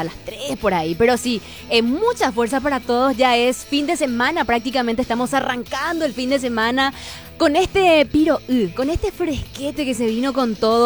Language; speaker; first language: Spanish; native; Spanish